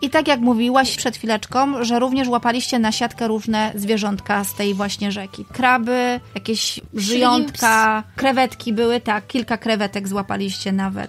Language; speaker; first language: Polish; native; Polish